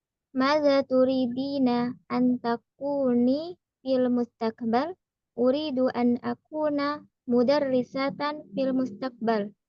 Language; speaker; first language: Arabic; non-native, learner; Indonesian